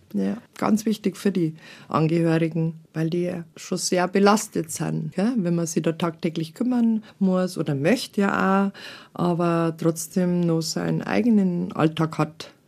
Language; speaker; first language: German; native; German